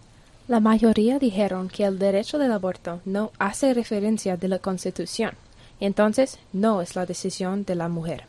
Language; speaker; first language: Spanish; non-native, learner; English